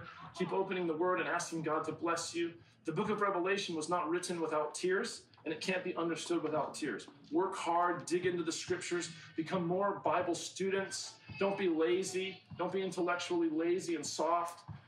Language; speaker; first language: English; native; English